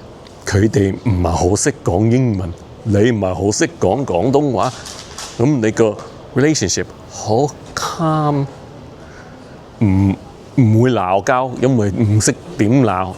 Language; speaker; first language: Cantonese; early bilingual, heritage; Cantonese